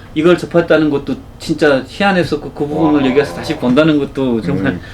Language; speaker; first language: Korean; native; Korean